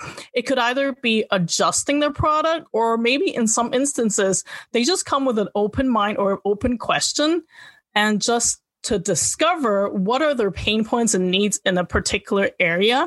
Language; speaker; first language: English; non-native, local second language; Cantonese